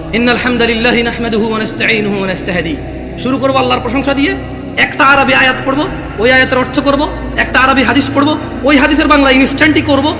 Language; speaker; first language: Bangla; early bilingual, heritage; Bangla